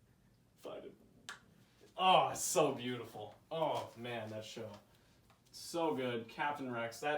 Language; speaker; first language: English; native; English